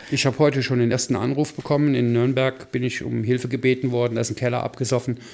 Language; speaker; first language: German; native; German